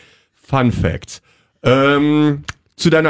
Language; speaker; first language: German; native; German